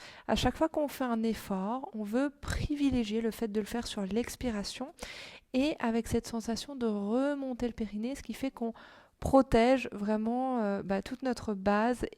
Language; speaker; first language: French; native; French